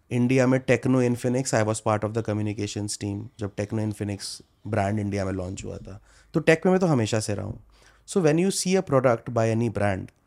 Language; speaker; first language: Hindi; non-native, local second language; Bangla